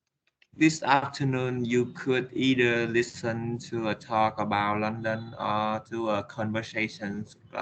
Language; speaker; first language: English; non-native, learner; Vietnamese